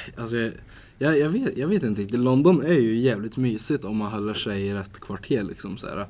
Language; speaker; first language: Swedish; native; Swedish